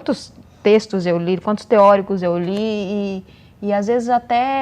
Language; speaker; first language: Portuguese; native; Portuguese